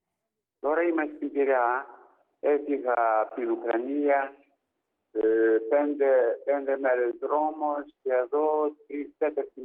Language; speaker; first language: Greek; non-native, learner; Ukrainian